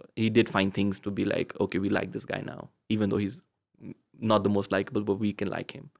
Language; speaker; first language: English; non-native, local second language; Urdu